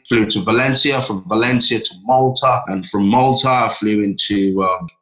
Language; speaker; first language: English; non-native, local second language; Yoruba